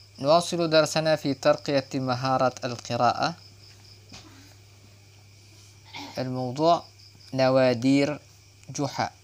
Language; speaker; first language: Arabic; non-native, fluent; Indonesian